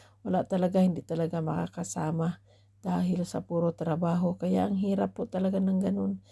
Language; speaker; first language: Filipino; native; Filipino